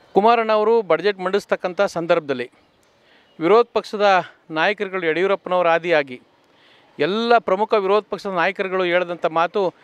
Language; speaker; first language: Kannada; native; Kannada